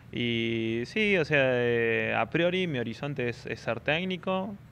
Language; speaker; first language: Spanish; native; Spanish